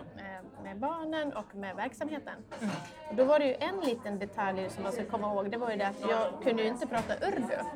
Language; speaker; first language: Swedish; native; Swedish